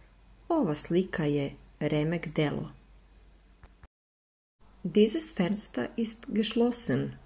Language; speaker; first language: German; non-native, fluent; Serbian